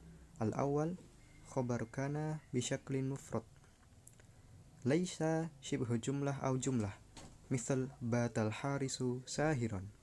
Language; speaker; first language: Arabic; non-native, learner; Indonesian